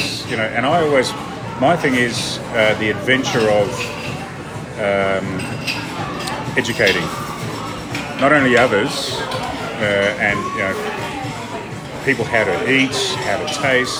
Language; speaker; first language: English; native; English